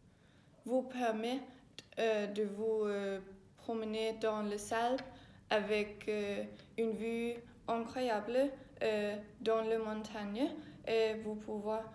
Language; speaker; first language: French; non-native, learner; Danish